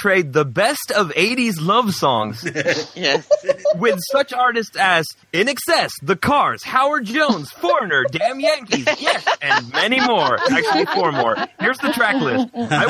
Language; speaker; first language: English; non-native, fluent; Swedish